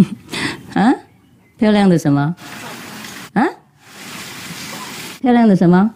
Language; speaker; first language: Chinese; non-native, fluent; Vietnamese